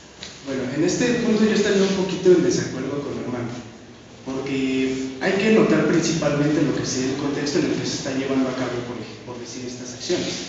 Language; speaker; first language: Spanish; native; Spanish